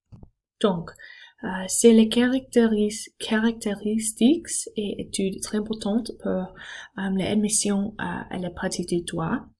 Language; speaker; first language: French; non-native, learner; English